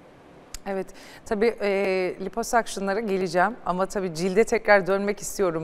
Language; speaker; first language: Turkish; native; Turkish